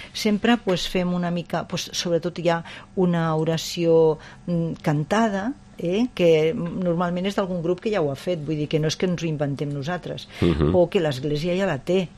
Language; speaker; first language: Catalan; non-native, local second language; Spanish